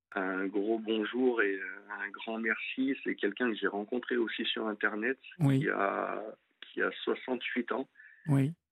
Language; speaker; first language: French; native; French